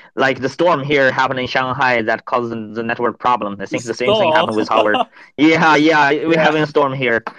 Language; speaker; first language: English; non-native, fluent; Chinese